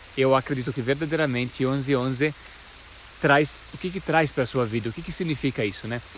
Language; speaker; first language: Portuguese; non-native, fluent; Italian